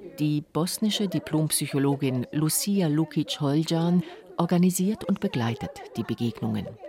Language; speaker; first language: German; native; German